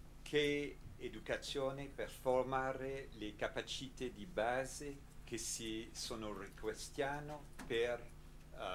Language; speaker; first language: Italian; non-native, learner; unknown